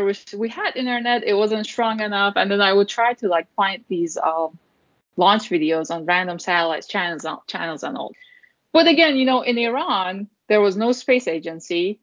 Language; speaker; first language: English; non-native, fluent; Persian